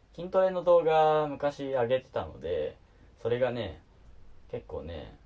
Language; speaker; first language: Japanese; native; Japanese